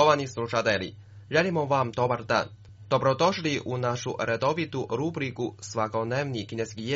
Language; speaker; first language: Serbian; non-native, fluent; Chinese